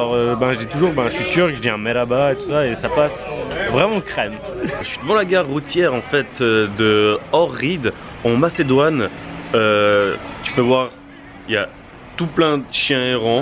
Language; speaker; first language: French; native; French